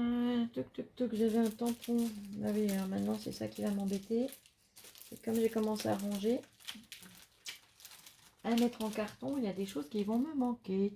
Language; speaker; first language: French; native; French